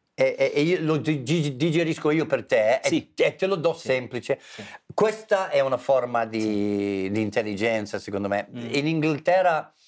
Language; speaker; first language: Italian; non-native, fluent; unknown